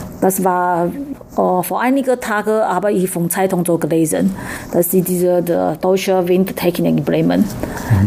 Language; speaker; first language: German; non-native, learner; Chinese